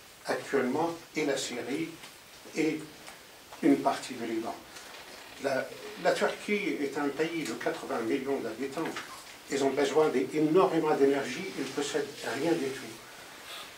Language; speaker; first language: French; non-native, fluent; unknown